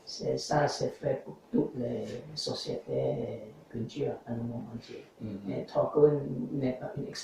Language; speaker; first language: French; non-native, learner; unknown